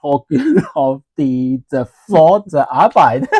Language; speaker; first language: Norwegian; non-native, learner; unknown